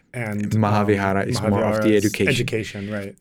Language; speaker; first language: English; non-native, fluent; Czech